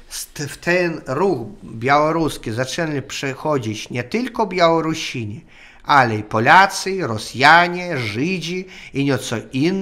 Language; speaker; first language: Polish; non-native, learner; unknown